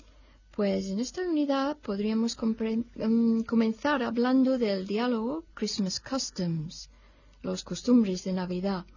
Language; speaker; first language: Spanish; non-native, fluent; English